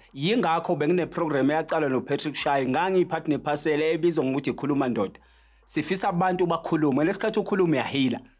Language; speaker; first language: Zulu; native; Zulu